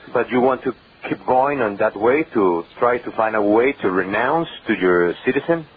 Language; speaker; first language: English; non-native, learner; Spanish